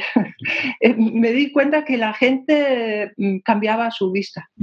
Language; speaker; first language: Spanish; non-native, fluent; Danish